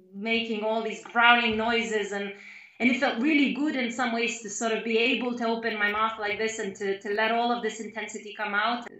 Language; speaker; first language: English; non-native, fluent; Lithuanian